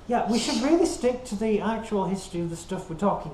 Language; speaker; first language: English; native; English